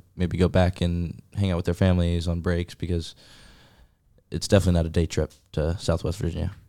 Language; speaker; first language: English; native; English